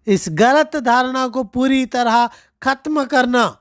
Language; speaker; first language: Hindi; non-native, local second language; Telugu